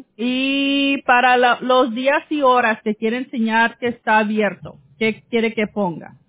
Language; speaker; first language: Spanish; early bilingual, heritage; Spanish